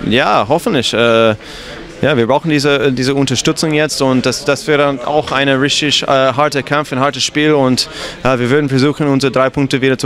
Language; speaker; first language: German; non-native, fluent; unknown